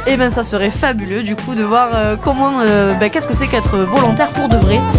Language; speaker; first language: French; native; French